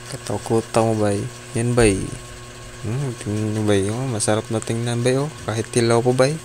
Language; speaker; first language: Filipino; non-native, local second language; Cebuano